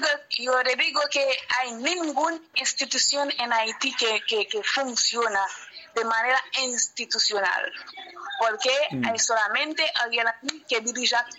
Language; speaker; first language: Spanish; non-native, learner; Haitian Creole